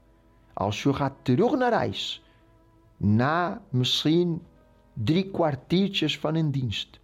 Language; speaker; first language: Dutch; non-native, local second language; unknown